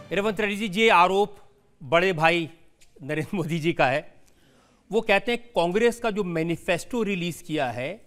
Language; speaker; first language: Hindi; native; Hindi